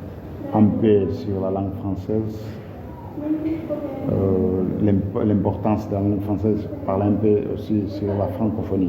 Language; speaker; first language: French; non-native, fluent; Portuguese